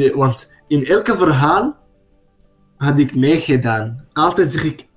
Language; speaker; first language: Dutch; non-native, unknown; Arabic